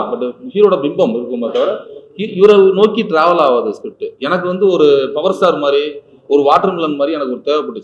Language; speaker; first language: Tamil; native; Tamil